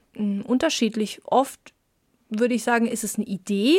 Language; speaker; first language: German; native; German